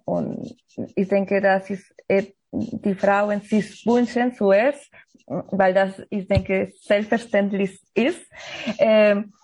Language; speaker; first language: German; non-native, learner; Spanish